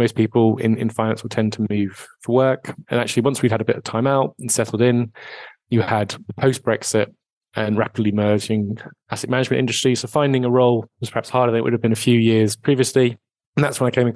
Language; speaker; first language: English; native; English